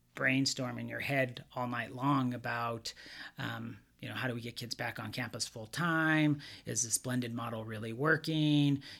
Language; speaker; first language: English; native; English